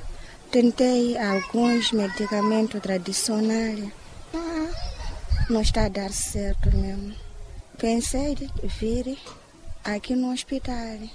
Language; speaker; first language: Portuguese; non-native, local second language; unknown